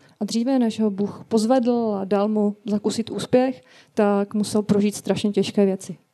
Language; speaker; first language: Czech; non-native, fluent; Russian